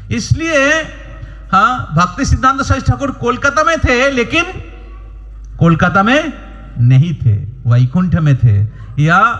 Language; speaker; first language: Hindi; non-native, local second language; Bangla